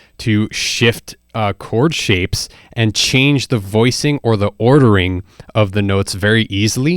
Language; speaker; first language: English; native; English